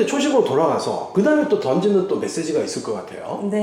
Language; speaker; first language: Korean; native; Korean